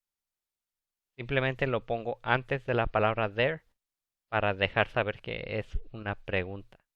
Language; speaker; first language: Spanish; early bilingual, heritage; Spanish